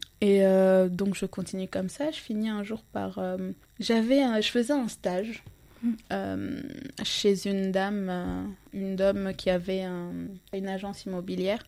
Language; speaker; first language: French; non-native, local second language; Ngazidja Comorian